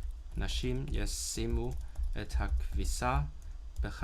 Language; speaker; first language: Hebrew; non-native, learner; Cantonese